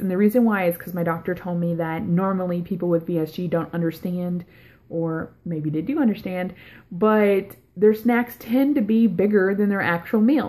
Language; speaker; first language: English; native; English